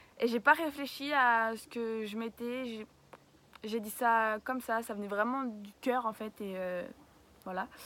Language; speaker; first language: French; native; French